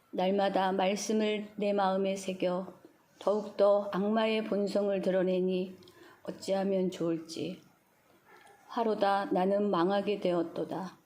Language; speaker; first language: Korean; native; Korean